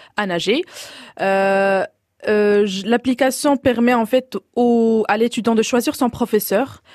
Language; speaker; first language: French; non-native, local second language; Arabic